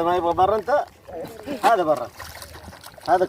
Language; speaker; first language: Arabic; non-native, learner; Filipino